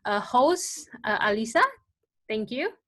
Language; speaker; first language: English; non-native, local second language; Indonesian